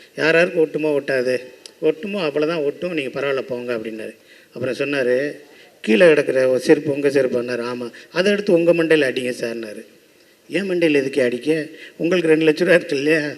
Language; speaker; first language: Tamil; native; Tamil